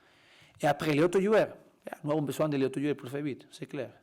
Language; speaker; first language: French; non-native, learner; Spanish